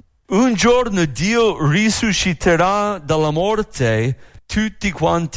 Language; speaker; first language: Italian; non-native, fluent; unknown